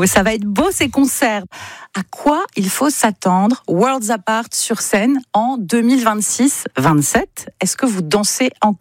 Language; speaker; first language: French; native; French